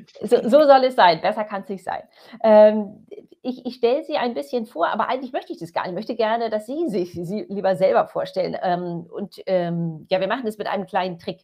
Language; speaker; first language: German; native; German